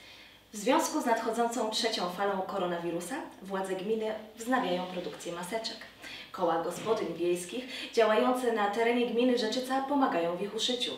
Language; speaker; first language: Polish; native; Polish